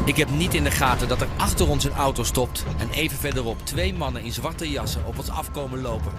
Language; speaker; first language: Dutch; native; Dutch